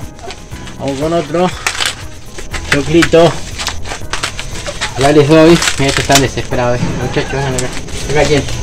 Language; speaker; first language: Spanish; native; Spanish